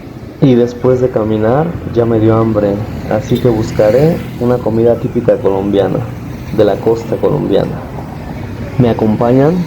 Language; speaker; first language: Spanish; native; Spanish